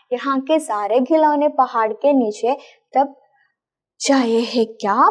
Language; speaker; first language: Hindi; non-native, local second language; Malayalam